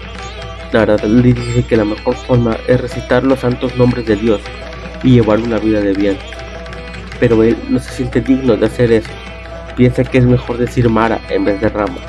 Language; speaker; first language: Spanish; native; Spanish